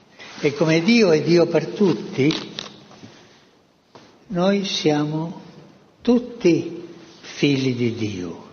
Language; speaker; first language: Italian; early bilingual, heritage; Spanish